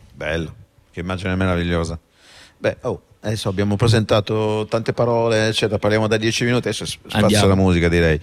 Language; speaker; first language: Italian; native; Italian